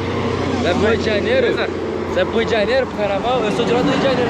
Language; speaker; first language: Portuguese; native; Portuguese